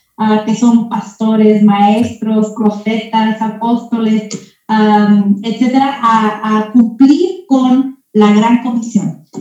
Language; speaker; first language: Spanish; early bilingual, heritage; Spanish